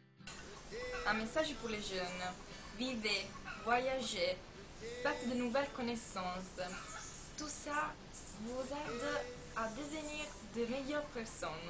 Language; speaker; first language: French; non-native, fluent; Italian